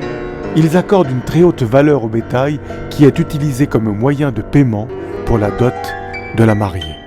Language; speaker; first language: French; native; French